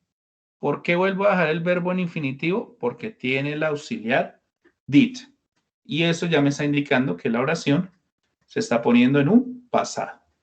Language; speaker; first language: Spanish; non-native, fluent; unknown